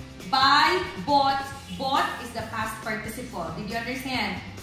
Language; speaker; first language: English; non-native, local second language; Filipino